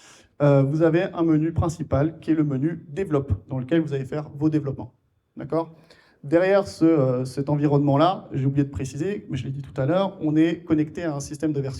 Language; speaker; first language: French; native; French